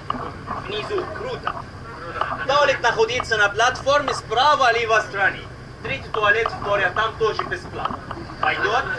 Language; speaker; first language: Russian; non-native, learner; Arabic